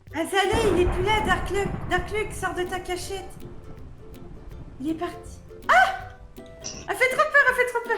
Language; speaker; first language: French; native; French